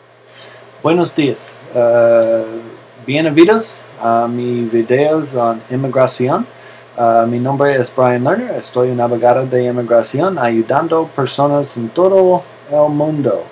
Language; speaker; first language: Spanish; non-native, learner; English